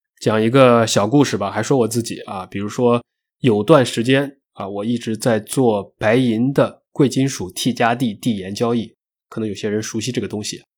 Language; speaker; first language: Chinese; native; Chinese